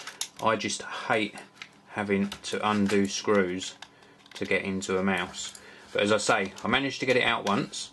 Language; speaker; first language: English; native; English